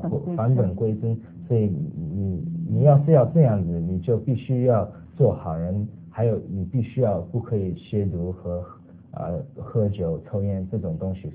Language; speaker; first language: Chinese; early bilingual, other home language; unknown